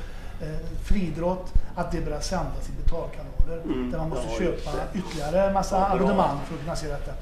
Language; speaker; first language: Swedish; native; Swedish